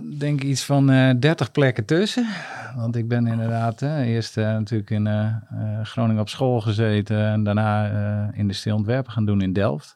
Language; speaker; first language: Dutch; native; Dutch